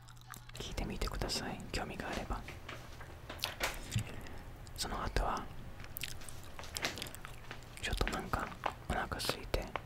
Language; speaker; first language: Japanese; non-native, learner; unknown